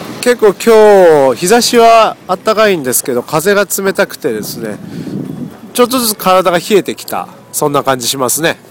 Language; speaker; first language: Japanese; native; Japanese